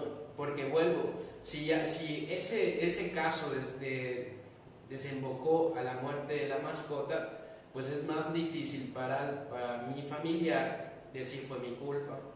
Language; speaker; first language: Spanish; native; Spanish